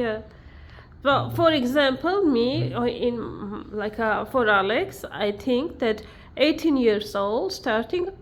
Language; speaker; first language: English; non-native, learner; Armenian